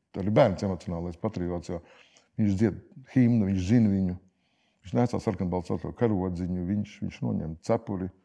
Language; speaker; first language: Latvian; native; Latvian